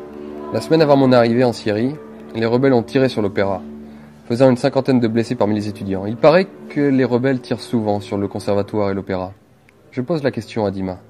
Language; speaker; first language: French; native; French